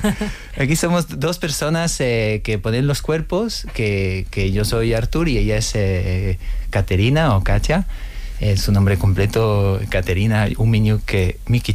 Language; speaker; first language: Spanish; non-native, fluent; French